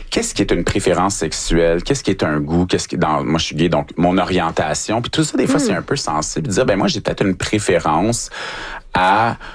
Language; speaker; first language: French; native; French